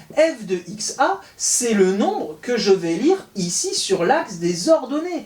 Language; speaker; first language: French; native; French